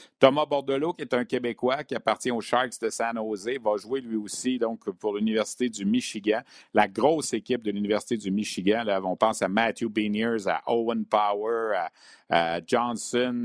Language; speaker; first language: French; native; French